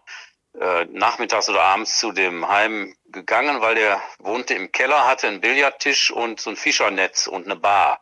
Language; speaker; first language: German; native; German